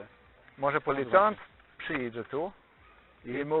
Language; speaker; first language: Polish; non-native, learner; Slovenian